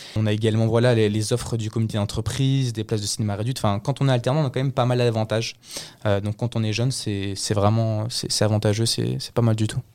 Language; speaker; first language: French; early bilingual, other home language; Spanish